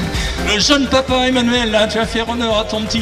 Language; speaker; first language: French; native; French